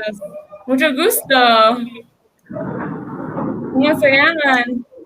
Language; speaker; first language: Spanish; non-native, learner; English